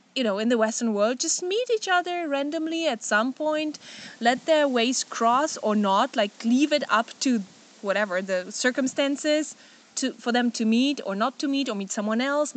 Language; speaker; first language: English; non-native, fluent; Polish